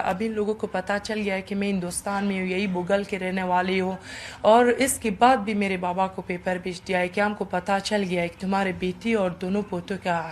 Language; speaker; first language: Hindi; non-native, learner; Persian